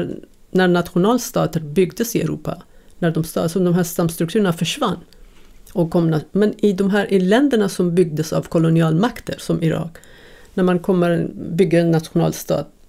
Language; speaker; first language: Swedish; non-native, fluent; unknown